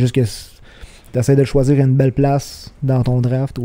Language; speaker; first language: French; native; French